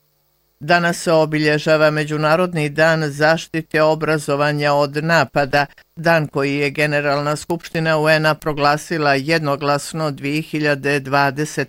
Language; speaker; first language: Bosnian; native; Bosnian